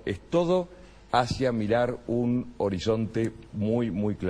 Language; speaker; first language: Spanish; native; Spanish